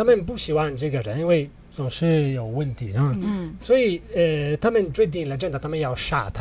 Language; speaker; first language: Chinese; non-native, learner; Italian